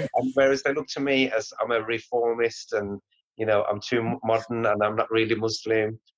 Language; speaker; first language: English; native; English